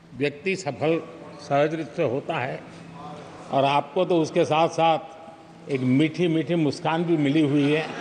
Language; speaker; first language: Hindi; non-native, local second language; Gujarati